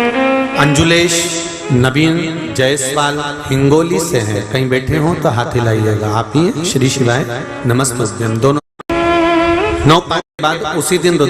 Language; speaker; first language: Hindi; native; Hindi